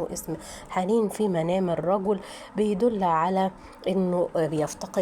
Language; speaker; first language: Arabic; native; Arabic